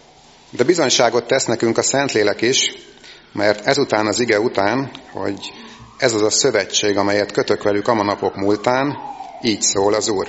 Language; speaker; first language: Hungarian; native; Hungarian